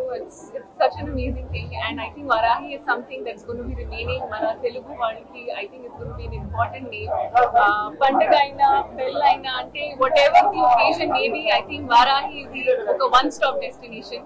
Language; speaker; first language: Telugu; non-native, fluent; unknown